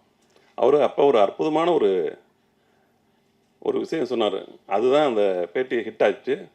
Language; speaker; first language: Tamil; native; Tamil